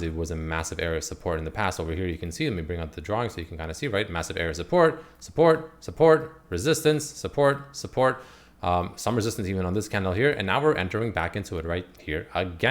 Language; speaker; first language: English; native; English